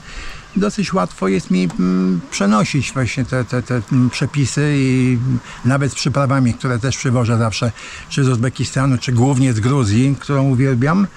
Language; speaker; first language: Polish; native; Polish